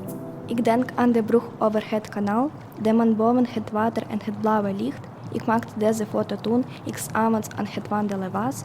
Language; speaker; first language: Dutch; non-native, learner; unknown